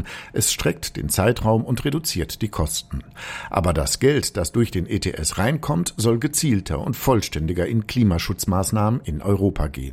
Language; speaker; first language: German; native; German